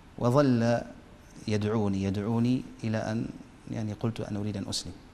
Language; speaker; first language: Arabic; non-native, fluent; German